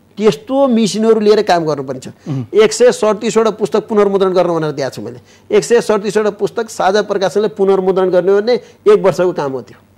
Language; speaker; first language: Nepali; native; Nepali